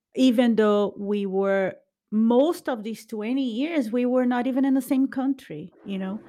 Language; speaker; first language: English; non-native, fluent; Portuguese